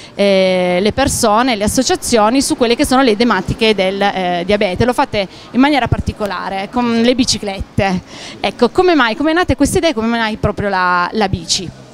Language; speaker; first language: Italian; native; Italian